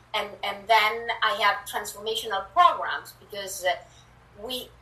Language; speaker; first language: English; non-native, fluent; Italian